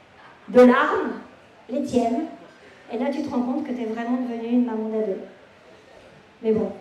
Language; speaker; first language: French; native; French